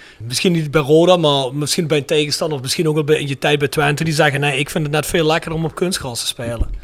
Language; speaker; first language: Dutch; native; Dutch